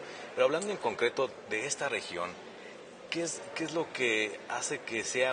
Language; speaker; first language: Spanish; native; Spanish